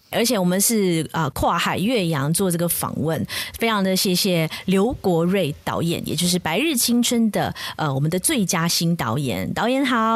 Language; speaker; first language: Chinese; native; Chinese